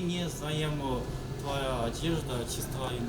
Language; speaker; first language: Russian; non-native, learner; Chinese